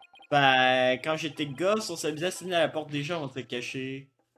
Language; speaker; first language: French; native; French